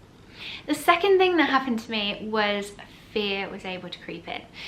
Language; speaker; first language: English; native; English